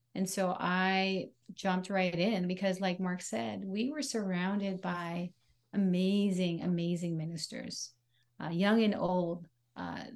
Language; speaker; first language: English; non-native, local second language; Pampanga